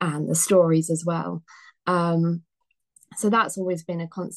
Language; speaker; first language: English; native; English